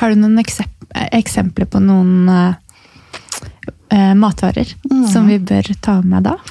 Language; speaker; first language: Norwegian; native; Norwegian